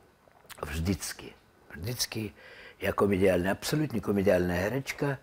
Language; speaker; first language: Czech; non-native, learner; Russian